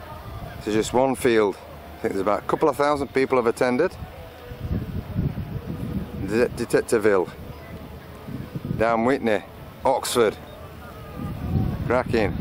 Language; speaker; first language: English; native; English